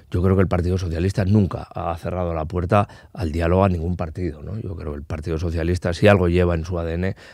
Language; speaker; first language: Spanish; non-native, local second language; Basque